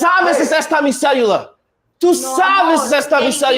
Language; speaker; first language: Spanish; non-native, learner; English